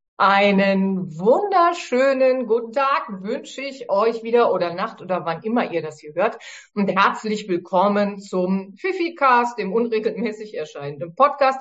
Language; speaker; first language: German; native; German